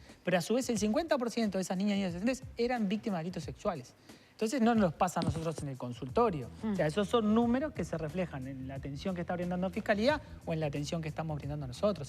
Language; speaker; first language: Spanish; native; Spanish